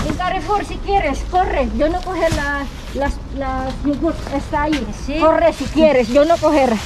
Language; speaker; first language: Spanish; non-native, learner; Filipino